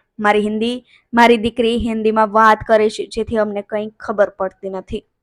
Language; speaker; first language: Gujarati; native; Gujarati